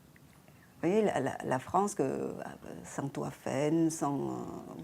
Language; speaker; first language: French; non-native, fluent; Vietnamese